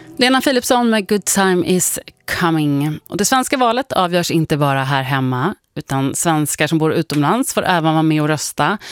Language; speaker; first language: Swedish; native; Swedish